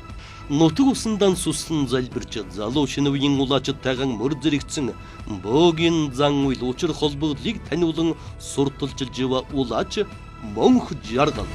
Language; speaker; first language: Mongolian; native; Mongolian